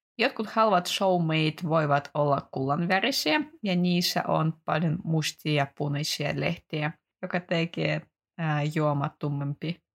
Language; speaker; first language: Finnish; non-native, fluent; Russian